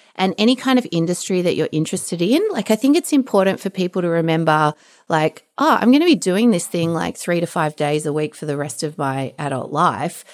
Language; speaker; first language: English; native; English